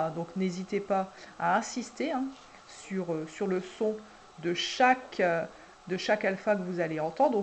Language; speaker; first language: French; native; French